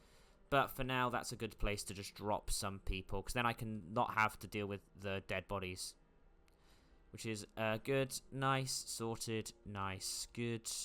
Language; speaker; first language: English; native; English